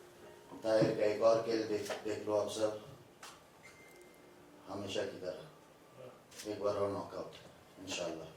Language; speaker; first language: Hindi; non-native, fluent; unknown